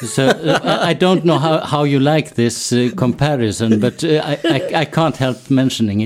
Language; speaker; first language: English; non-native, fluent; Swedish